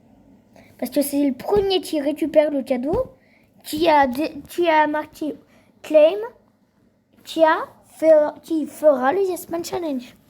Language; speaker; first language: French; native; French